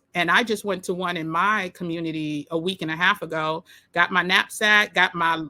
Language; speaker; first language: English; native; English